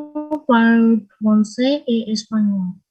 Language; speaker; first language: French; non-native, learner; Indonesian